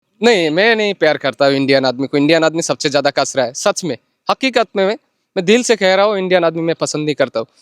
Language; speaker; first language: Hindi; non-native, learner; Bangla